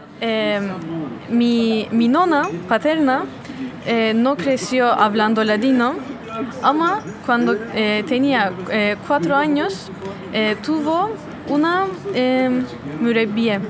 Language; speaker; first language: Spanish; non-native, fluent; Turkish